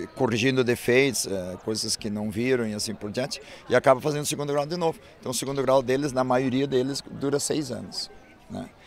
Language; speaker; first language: Portuguese; native; Portuguese